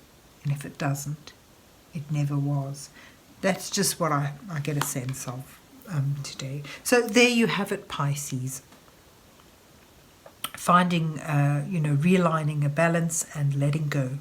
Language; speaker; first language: English; native; English